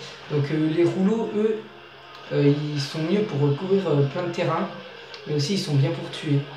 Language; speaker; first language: French; native; French